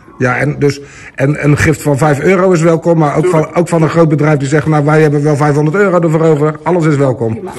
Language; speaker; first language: Dutch; native; Dutch